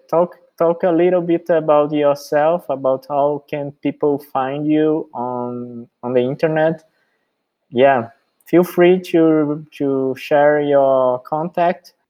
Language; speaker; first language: English; non-native, fluent; Portuguese